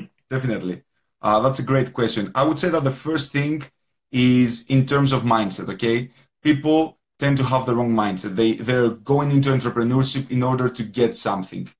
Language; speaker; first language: English; non-native, fluent; Greek